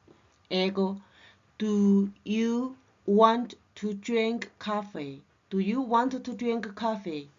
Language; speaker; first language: English; non-native, learner; Chinese